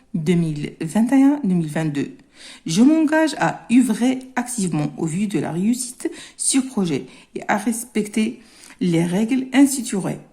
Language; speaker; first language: French; non-native, local second language; Arabic